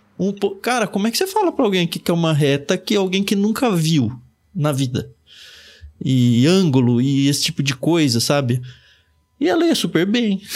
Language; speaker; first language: Portuguese; native; Portuguese